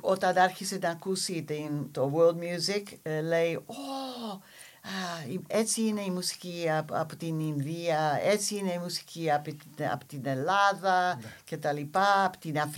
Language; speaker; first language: Greek; non-native, fluent; English